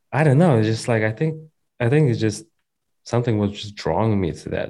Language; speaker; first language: English; non-native, fluent; Kazakh